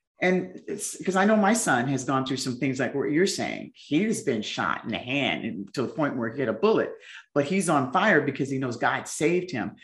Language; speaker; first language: English; native; English